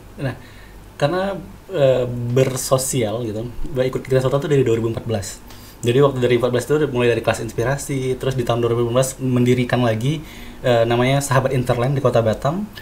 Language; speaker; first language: Indonesian; native; Indonesian